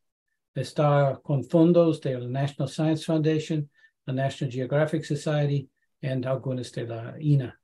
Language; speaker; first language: Spanish; non-native, learner; English